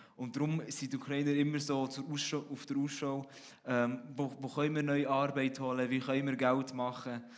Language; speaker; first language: German; native; German